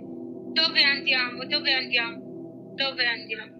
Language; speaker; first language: Italian; non-native, fluent; Arabic